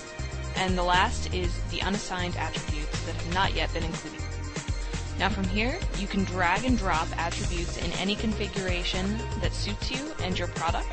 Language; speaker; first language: English; native; English